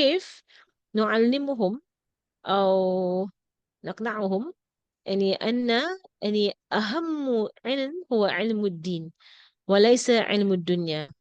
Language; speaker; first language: Arabic; non-native, fluent; English